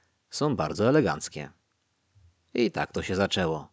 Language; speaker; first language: Polish; native; Polish